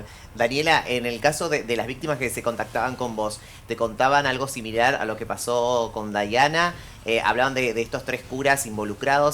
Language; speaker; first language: Spanish; native; Spanish